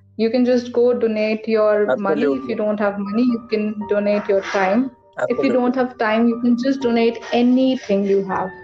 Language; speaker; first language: English; non-native, local second language; Hindi